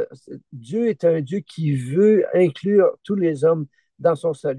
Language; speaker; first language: French; native; French